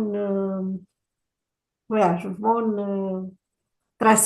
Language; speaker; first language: French; non-native, learner; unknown